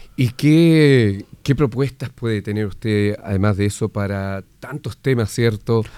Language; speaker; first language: Spanish; native; Spanish